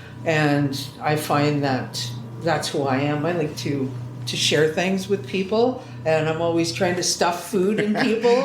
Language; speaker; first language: English; native; English